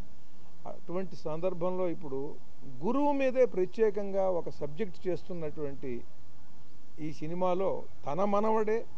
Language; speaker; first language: Telugu; native; Telugu